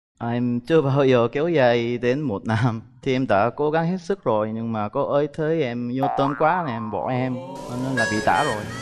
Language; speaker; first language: Vietnamese; non-native, fluent; Korean